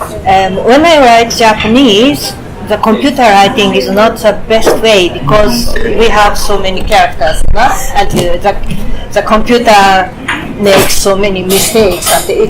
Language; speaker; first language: English; non-native, fluent; Japanese